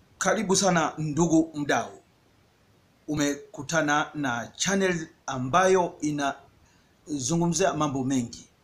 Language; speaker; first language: Swahili; native; Swahili